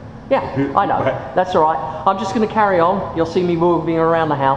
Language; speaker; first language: English; native; English